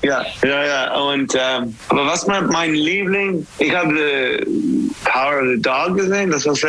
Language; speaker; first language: German; non-native, learner; English